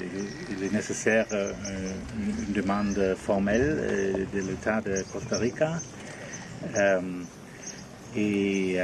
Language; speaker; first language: French; non-native, learner; German